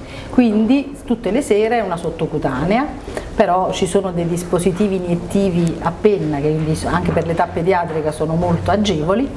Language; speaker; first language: Italian; native; Italian